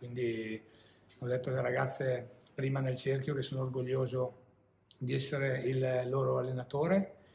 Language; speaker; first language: Italian; native; Italian